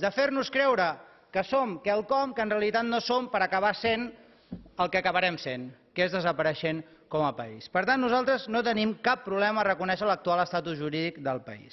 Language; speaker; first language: Catalan; native; Catalan